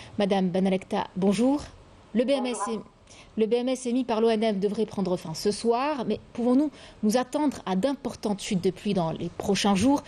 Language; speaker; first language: French; non-native, local second language; Arabic